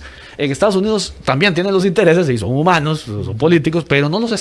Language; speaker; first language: Spanish; native; Spanish